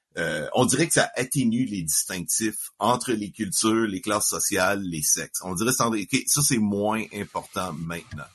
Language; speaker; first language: French; native; French